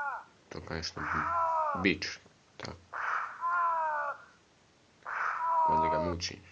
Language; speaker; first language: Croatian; early bilingual, heritage; Croatian